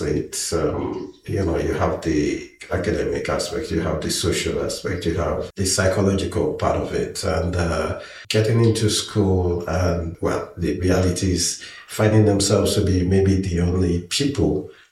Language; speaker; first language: English; non-native, local second language; Igbo